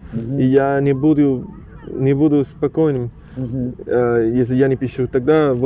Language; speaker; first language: Russian; non-native, learner; Spanish